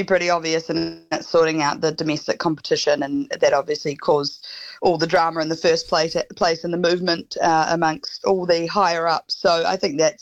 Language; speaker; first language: English; native; English